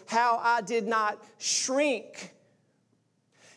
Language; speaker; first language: English; native; English